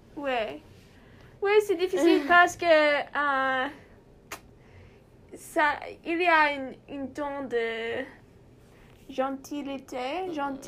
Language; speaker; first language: French; non-native, learner; English